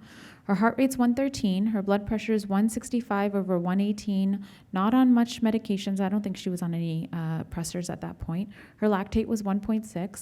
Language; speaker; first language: English; native; English